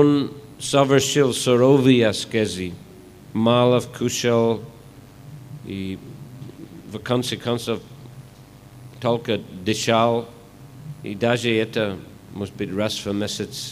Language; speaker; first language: Russian; non-native, fluent; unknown